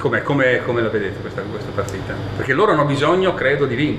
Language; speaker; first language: Italian; native; Italian